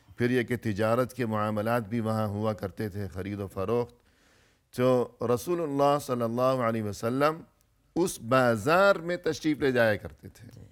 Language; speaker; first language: Urdu; native; Urdu